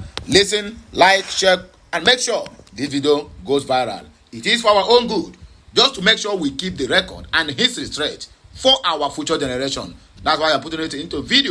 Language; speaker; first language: English; non-native, local second language; Igbo